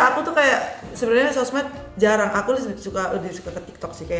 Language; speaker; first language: Indonesian; native; Indonesian